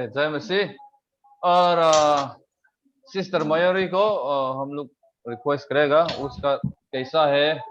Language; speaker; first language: Hindi; non-native, local second language; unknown